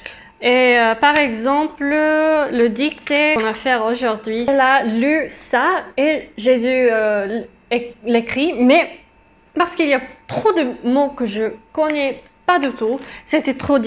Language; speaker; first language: French; non-native, learner; English